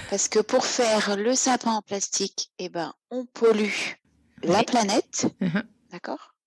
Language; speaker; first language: French; native; French